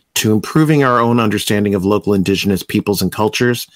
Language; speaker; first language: English; native; English